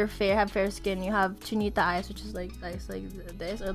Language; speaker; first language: English; non-native, local second language; Filipino